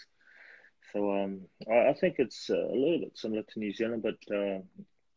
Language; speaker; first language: English; native; English